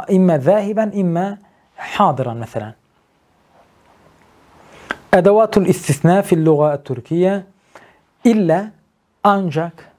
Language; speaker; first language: Arabic; non-native, learner; Turkish